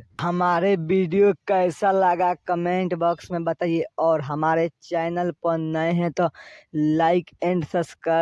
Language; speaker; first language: Hindi; non-native, local second language; Bhojpuri